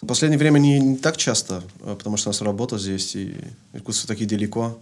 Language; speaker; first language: Russian; non-native, fluent; Dutch